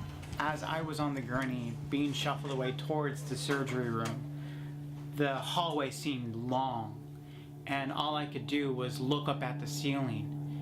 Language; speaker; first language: English; native; English